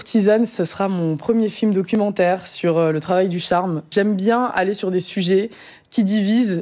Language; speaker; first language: French; native; French